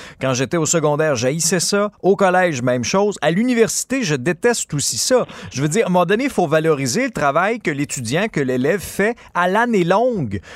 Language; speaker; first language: French; native; French